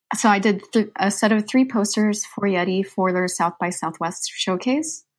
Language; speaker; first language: English; native; English